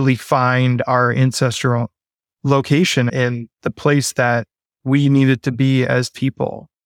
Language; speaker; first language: English; native; English